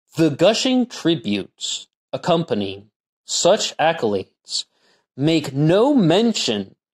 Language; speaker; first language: English; native; English